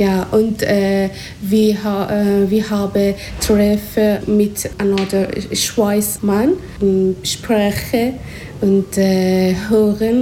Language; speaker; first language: German; non-native, learner; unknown